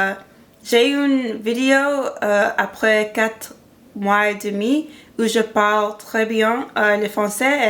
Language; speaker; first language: French; non-native, learner; English